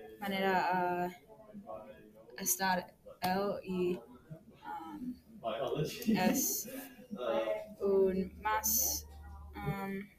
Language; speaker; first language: Spanish; non-native, learner; English